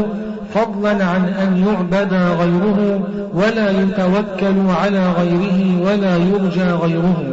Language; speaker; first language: Arabic; native; Arabic